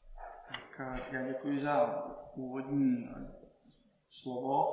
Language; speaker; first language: Czech; native; Czech